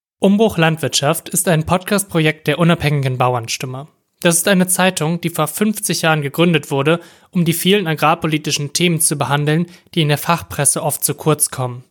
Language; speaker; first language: German; native; German